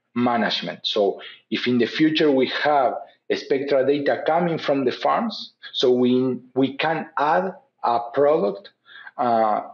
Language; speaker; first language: English; non-native, fluent; Spanish